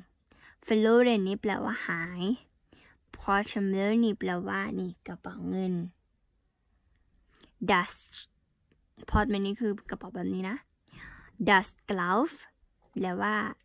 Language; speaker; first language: German; non-native, learner; Thai